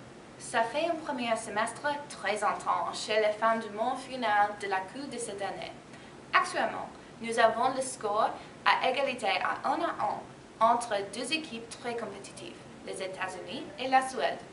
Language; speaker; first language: French; non-native, learner; English